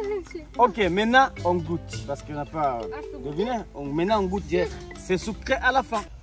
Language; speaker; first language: French; native; French